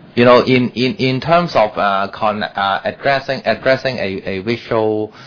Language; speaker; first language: English; non-native, local second language; Chinese